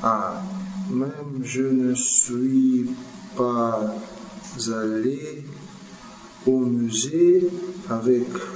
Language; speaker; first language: French; non-native, learner; Russian